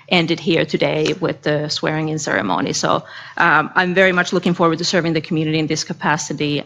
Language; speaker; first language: English; non-native, fluent; Finnish